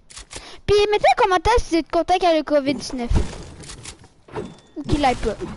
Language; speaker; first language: French; native; French